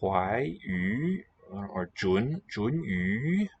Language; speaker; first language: Chinese; non-native, learner; English